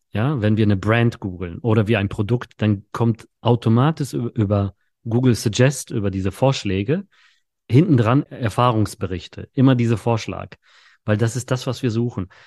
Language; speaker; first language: German; early bilingual, other home language; Polish